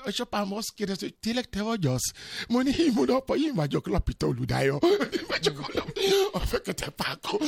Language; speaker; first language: Hungarian; non-native, learner; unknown